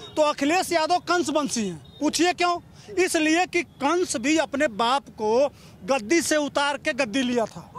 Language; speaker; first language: Hindi; native; Hindi